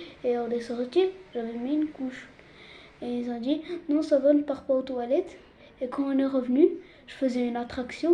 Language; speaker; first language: French; early bilingual, other home language; Arabic